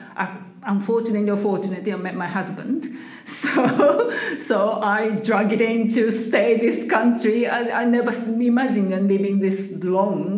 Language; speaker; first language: English; non-native, learner; Japanese